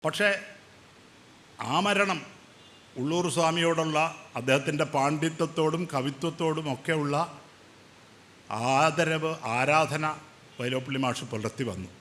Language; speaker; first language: Malayalam; native; Malayalam